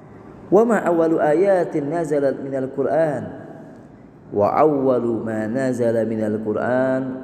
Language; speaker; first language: Arabic; non-native, fluent; Indonesian